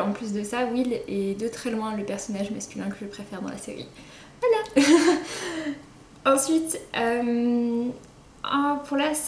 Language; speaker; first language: French; native; French